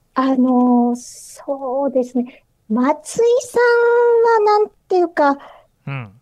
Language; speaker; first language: Japanese; native; Japanese